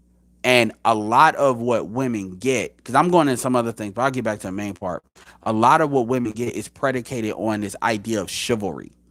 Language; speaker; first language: English; native; English